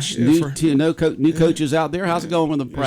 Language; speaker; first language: English; native; English